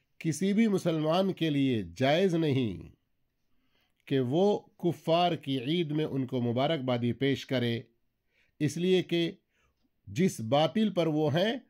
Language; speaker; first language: Urdu; native; Urdu